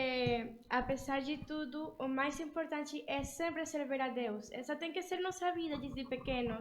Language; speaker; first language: Portuguese; early bilingual, other home language; Spanish